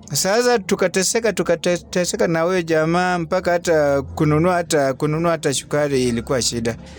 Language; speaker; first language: Swahili; non-native, local second language; Luo (Kenya and Tanzania)